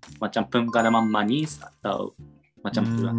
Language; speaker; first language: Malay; non-native, learner; Japanese